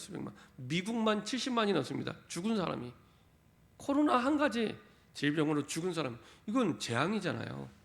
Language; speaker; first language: Korean; native; Korean